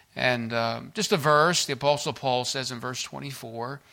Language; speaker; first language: English; native; English